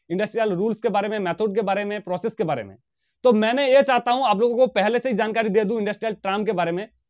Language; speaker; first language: Hindi; non-native, local second language; Bangla